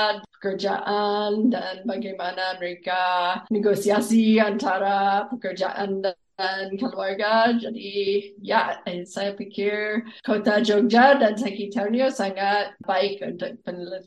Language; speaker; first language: Indonesian; non-native, fluent; English